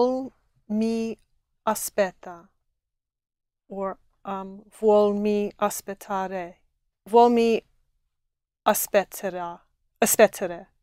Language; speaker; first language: Italian; non-native, learner; English